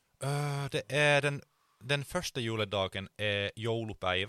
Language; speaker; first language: Norwegian; non-native, fluent; Finnish